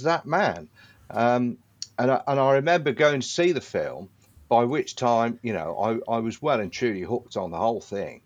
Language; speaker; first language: English; native; English